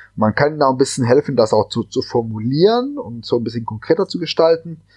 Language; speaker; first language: German; non-native, fluent; Spanish